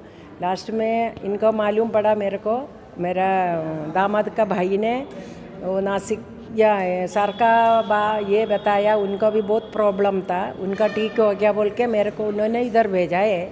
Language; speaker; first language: Hindi; non-native, local second language; Malayalam